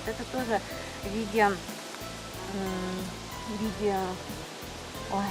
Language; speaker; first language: Russian; native; Russian